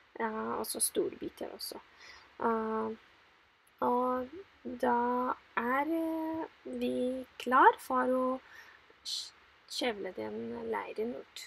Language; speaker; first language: Norwegian; non-native, fluent; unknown